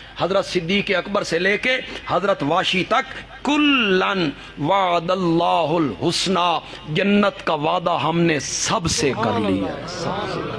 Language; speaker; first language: Urdu; non-native, local second language; Punjabi